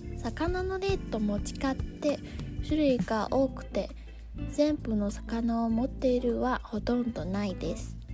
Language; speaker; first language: Japanese; non-native, learner; Chinese